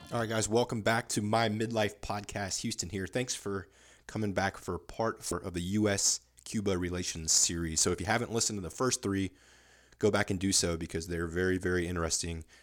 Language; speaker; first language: English; native; English